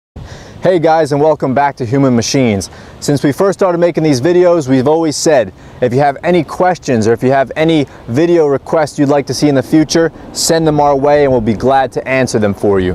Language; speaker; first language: English; native; English